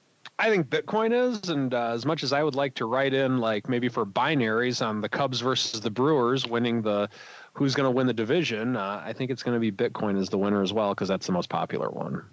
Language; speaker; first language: English; native; English